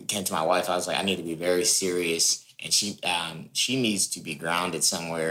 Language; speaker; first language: English; native; English